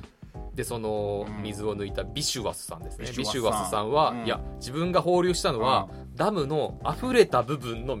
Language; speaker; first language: Japanese; native; Japanese